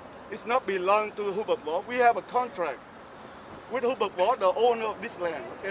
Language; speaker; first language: English; non-native, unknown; Vietnamese